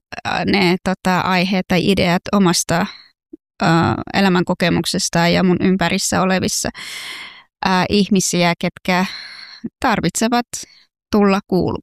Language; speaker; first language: Finnish; non-native, fluent; Persian